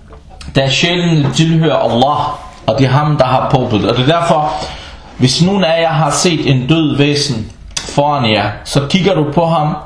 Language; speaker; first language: Danish; non-native, fluent; Arabic